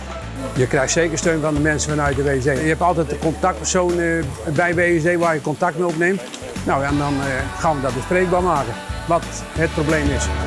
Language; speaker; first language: Dutch; native; Dutch